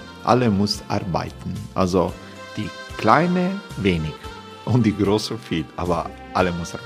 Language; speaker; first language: German; non-native, fluent; Croatian